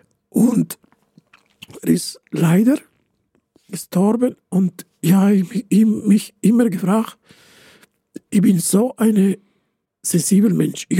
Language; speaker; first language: German; non-native, fluent; Spanish